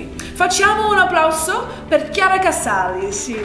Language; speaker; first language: Italian; non-native, learner; English